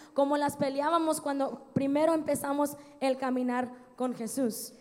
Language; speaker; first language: Spanish; early bilingual, other home language; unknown